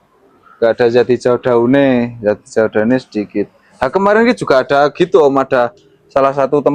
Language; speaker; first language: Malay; non-native, local second language; Javanese